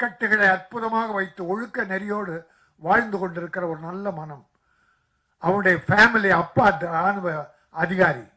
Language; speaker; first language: Tamil; native; Tamil